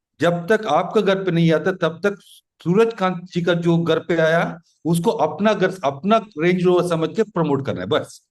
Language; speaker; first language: Hindi; non-native, local second language; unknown